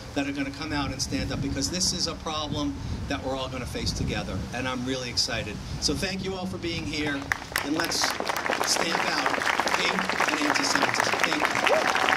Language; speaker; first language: English; native; English